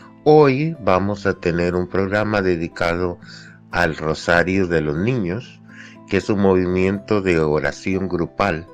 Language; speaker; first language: Spanish; native; Spanish